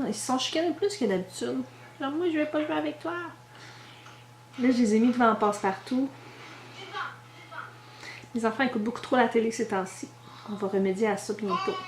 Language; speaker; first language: French; native; French